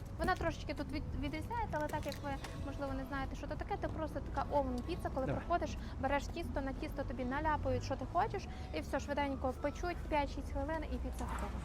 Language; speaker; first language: Ukrainian; native; Ukrainian